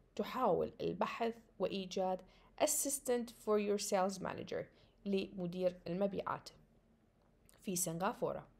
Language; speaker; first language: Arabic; native; Arabic